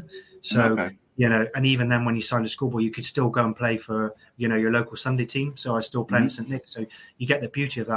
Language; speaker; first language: English; native; English